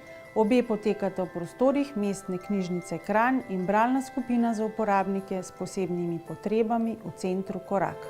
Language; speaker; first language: Slovenian; native; Slovenian